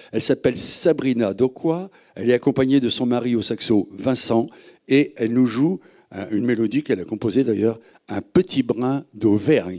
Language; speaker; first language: French; native; French